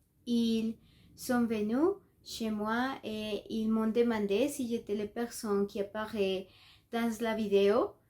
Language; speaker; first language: French; non-native, learner; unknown